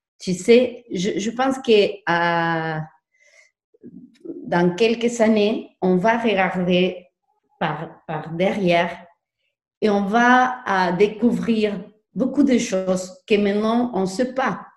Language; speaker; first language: French; non-native, learner; Spanish